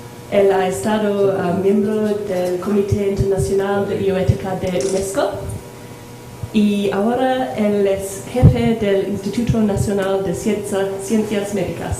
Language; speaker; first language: Spanish; non-native, learner; English